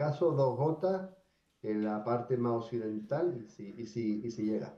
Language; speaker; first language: Spanish; native; Spanish